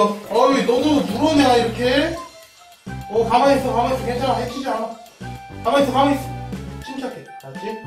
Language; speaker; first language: Korean; native; Korean